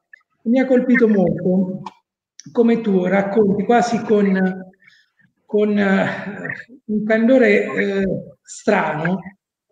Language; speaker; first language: Italian; native; Italian